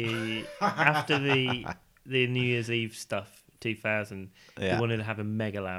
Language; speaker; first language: English; native; English